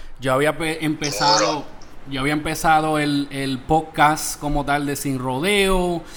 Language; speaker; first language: Spanish; native; Spanish